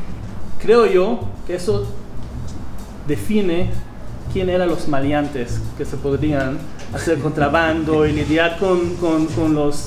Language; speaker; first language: Spanish; non-native, fluent; Hebrew